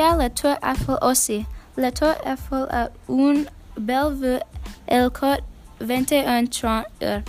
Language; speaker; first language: French; non-native, learner; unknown